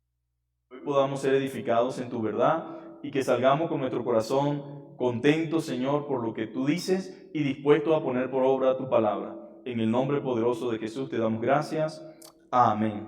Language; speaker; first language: Spanish; native; Spanish